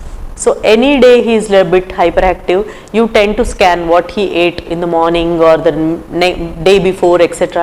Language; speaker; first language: English; non-native, local second language; Telugu